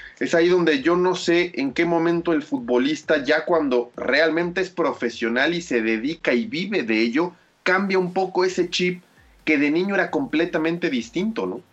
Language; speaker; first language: Spanish; native; Spanish